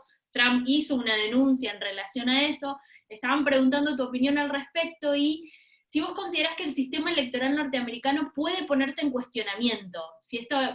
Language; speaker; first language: Spanish; native; Spanish